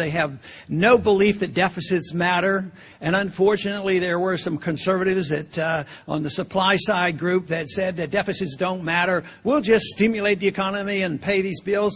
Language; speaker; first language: English; native; English